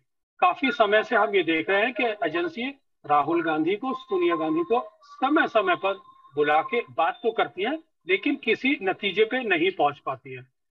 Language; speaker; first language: Hindi; native; Hindi